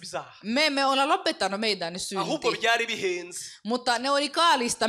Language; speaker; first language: Finnish; non-native, fluent; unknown